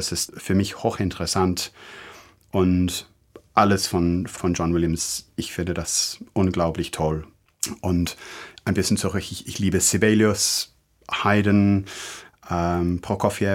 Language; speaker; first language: German; non-native, fluent; English